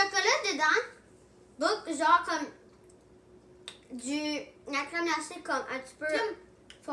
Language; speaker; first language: French; non-native, local second language; English